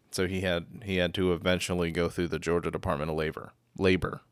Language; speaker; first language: English; native; English